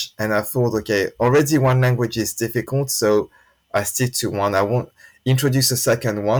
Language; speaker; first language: English; non-native, fluent; French